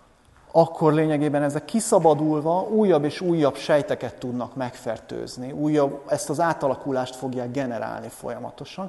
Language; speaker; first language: Hungarian; native; Hungarian